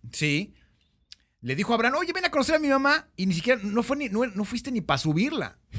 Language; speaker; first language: Spanish; native; Spanish